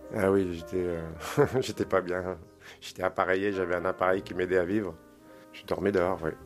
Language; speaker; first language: French; native; French